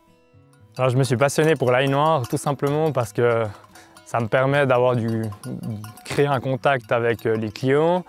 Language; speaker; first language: French; native; French